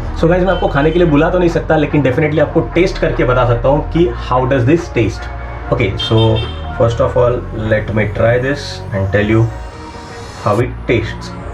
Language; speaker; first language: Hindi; non-native, local second language; Marathi